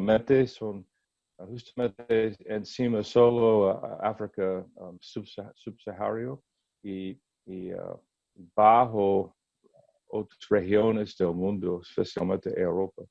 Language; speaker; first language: Spanish; non-native, learner; English